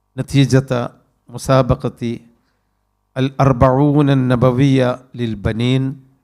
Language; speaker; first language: Arabic; non-native, fluent; Malayalam